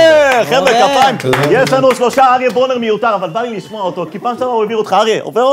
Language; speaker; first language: Hebrew; native; Hebrew